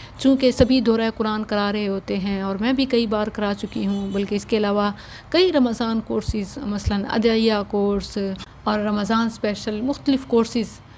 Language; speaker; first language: Urdu; non-native, local second language; Saraiki